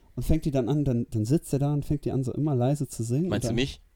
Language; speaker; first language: German; early bilingual, heritage; German